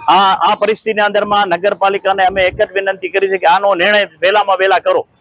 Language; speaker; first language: Gujarati; native; Gujarati